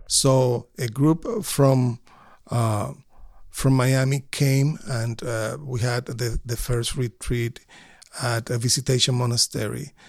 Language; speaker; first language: English; non-native, fluent; Spanish